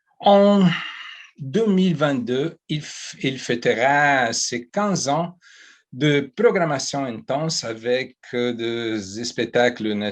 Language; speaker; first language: French; non-native, fluent; Portuguese